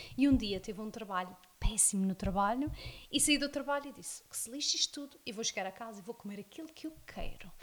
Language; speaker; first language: Portuguese; early bilingual, heritage; Portuguese